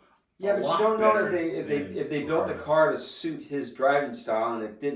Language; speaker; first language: English; native; English